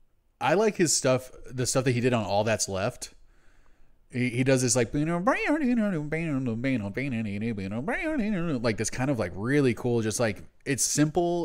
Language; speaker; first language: English; native; English